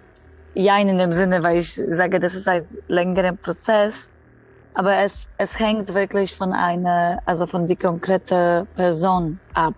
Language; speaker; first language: German; non-native, fluent; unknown